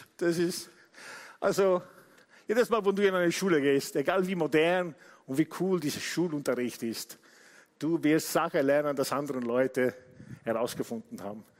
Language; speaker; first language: German; non-native, fluent; Italian